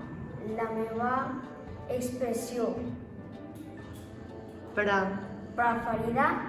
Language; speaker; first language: Catalan; non-native, learner; Spanish